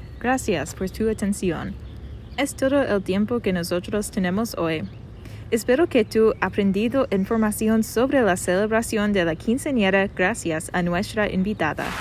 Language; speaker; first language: Spanish; non-native, learner; English